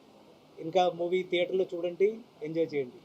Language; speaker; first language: Telugu; non-native, fluent; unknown